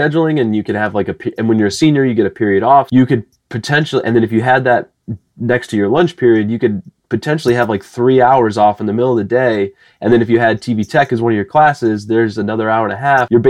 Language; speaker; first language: English; native; English